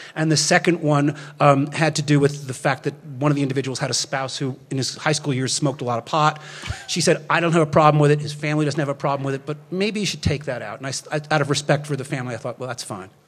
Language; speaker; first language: English; native; English